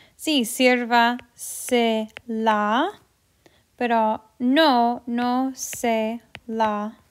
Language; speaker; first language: Spanish; non-native, fluent; English